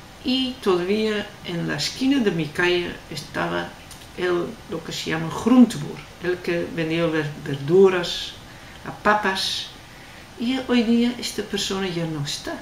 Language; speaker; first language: Spanish; non-native, fluent; Dutch